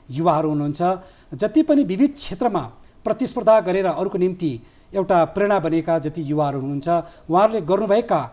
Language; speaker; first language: Nepali; native; Nepali